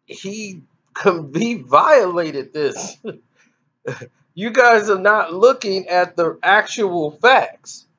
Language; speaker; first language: English; native; English